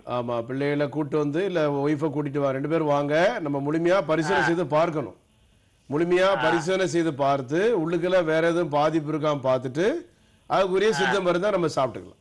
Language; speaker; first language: Tamil; native; Tamil